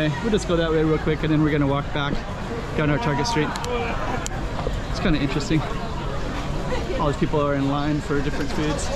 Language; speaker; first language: English; native; English